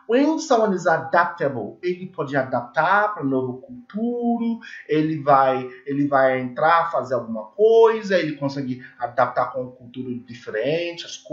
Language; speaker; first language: Portuguese; non-native, learner; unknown